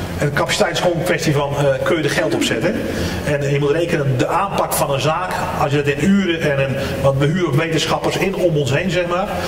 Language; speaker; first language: Dutch; native; Dutch